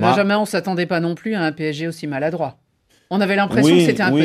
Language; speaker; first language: French; native; French